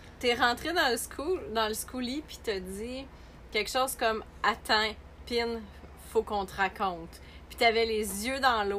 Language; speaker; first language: French; native; French